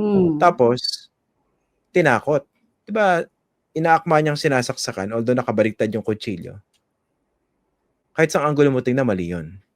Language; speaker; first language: Filipino; native; Filipino